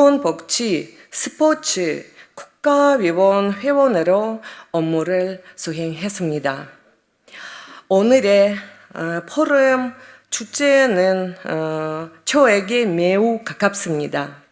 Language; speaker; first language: Korean; non-native, learner; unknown